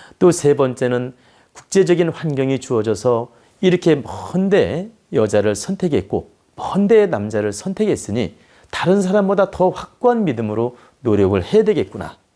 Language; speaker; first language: Korean; native; Korean